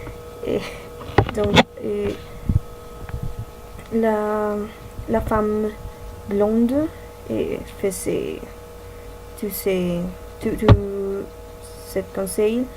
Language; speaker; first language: French; non-native, learner; Spanish